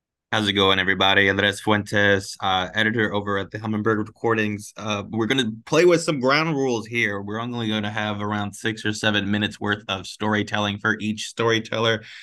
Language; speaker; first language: English; early bilingual, other home language; Spanish